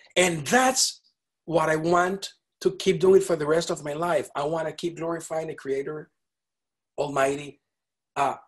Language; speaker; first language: English; non-native, fluent; Spanish